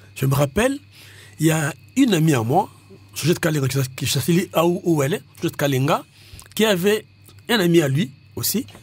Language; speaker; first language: French; non-native, local second language; Lingala